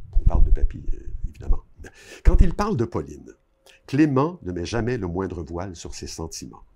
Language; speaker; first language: French; native; French